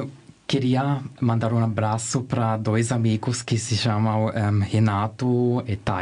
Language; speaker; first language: Portuguese; non-native, learner; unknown